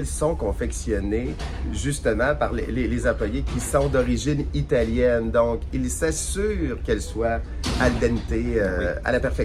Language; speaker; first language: French; native; French